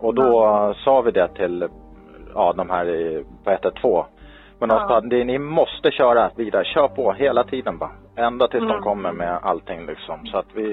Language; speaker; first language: Swedish; native; Swedish